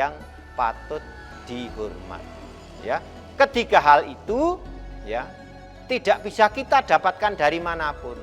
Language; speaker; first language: Indonesian; native; Indonesian